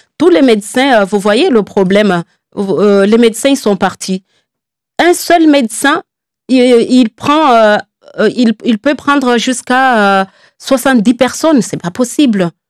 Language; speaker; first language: French; non-native, local second language; Comorian